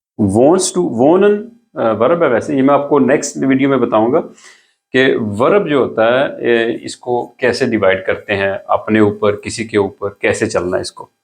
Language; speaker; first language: Urdu; non-native, local second language; Punjabi